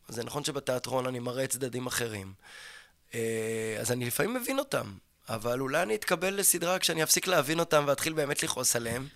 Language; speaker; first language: Hebrew; native; Hebrew